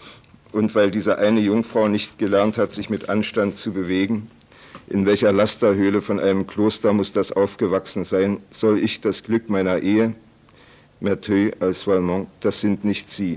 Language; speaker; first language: German; native; German